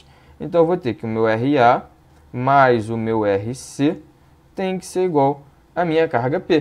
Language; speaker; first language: Portuguese; native; Portuguese